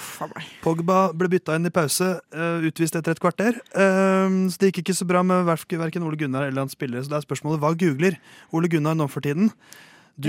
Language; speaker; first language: Norwegian; native; Norwegian